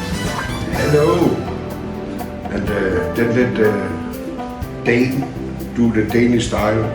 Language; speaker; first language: English; non-native, fluent; Danish